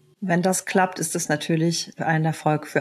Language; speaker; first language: German; native; German